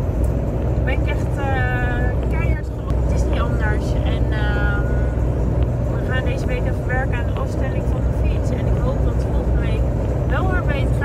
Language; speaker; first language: Dutch; native; Dutch